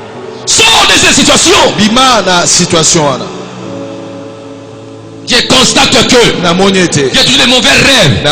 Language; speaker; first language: French; non-native, local second language; Lingala